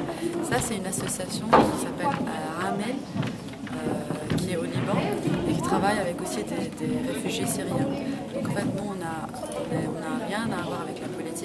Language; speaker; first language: French; non-native, fluent; Arabic